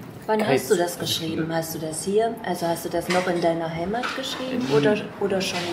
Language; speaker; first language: German; native; German